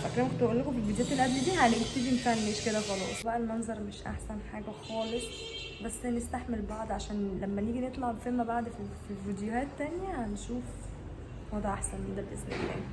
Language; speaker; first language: Arabic; native; Arabic